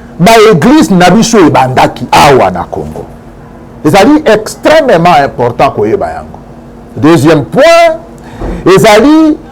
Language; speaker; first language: Lingala; native; Lingala